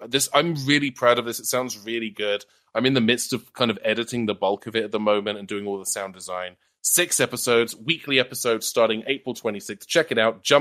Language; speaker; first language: English; native; English